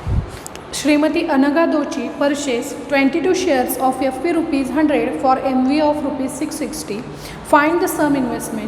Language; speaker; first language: English; non-native, local second language; Marathi